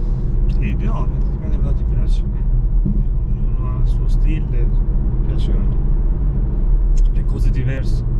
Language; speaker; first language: Italian; non-native, fluent; Albanian